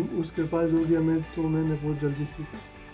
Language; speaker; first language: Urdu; non-native, fluent; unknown